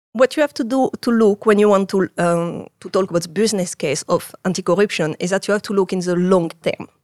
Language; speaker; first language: English; non-native, fluent; French